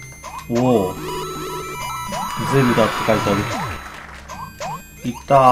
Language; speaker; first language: Japanese; native; Japanese